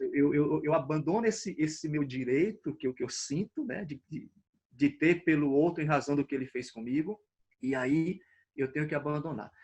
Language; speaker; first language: Portuguese; native; Portuguese